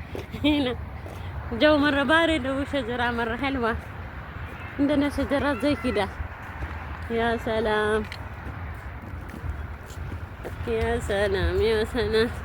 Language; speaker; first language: Arabic; non-native, learner; Amharic